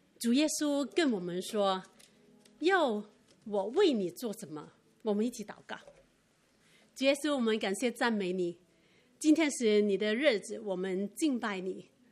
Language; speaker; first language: Chinese; non-native, local second language; Cantonese